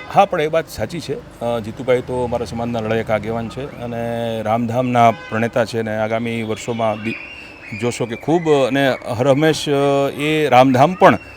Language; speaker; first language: Gujarati; native; Gujarati